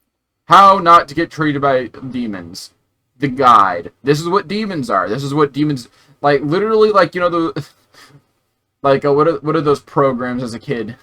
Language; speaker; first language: English; native; English